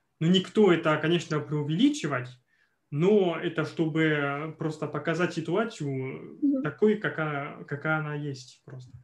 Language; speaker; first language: Russian; non-native, fluent; French